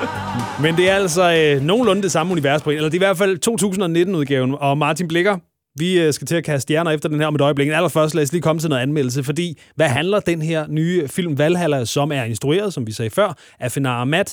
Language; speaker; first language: Danish; native; Danish